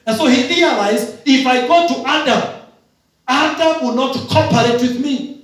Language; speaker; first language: English; non-native, local second language; Swahili